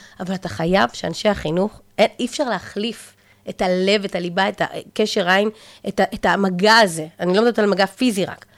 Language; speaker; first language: Hebrew; native; Hebrew